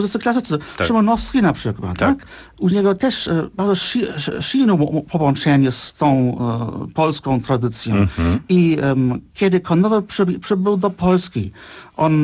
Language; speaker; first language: Polish; non-native, fluent; German